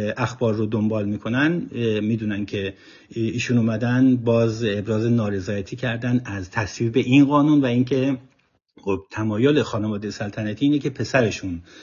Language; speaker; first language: Persian; native; Persian